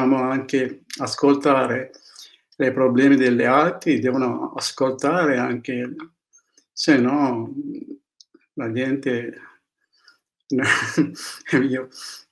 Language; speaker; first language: Italian; non-native, learner; Sinhala